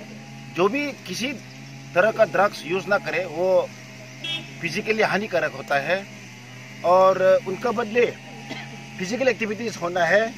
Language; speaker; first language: Hindi; non-native, local second language; Adi